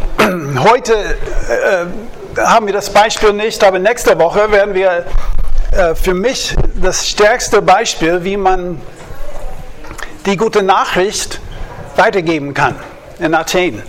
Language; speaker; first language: German; non-native, fluent; English